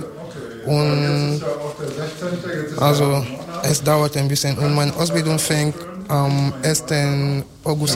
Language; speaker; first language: German; non-native, learner; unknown